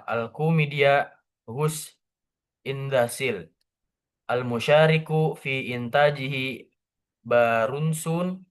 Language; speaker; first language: Arabic; non-native, learner; Indonesian